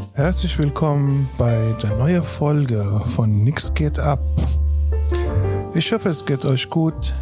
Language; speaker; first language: German; non-native, fluent; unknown